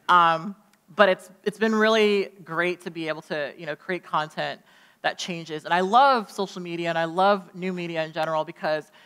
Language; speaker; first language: English; native; English